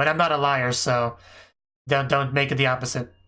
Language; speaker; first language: English; native; English